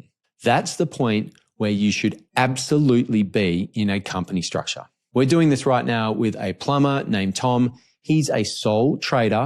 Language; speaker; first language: English; native; English